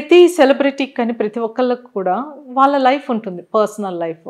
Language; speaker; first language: Telugu; native; Telugu